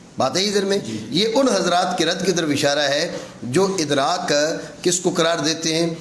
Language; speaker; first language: Urdu; non-native, local second language; Punjabi